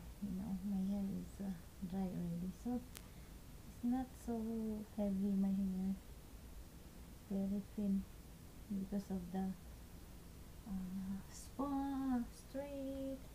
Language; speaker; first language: English; non-native, local second language; Cebuano